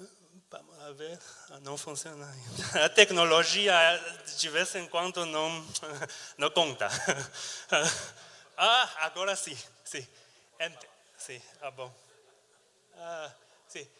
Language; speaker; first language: Portuguese; non-native, learner; Chinese